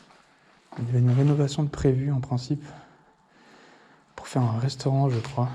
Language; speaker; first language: French; native; French